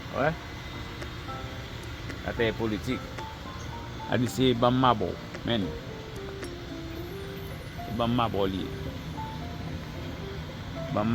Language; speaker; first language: French; non-native, learner; Haitian Creole